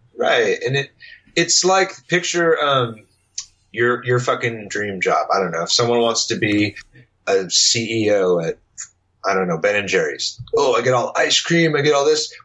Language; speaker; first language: English; native; English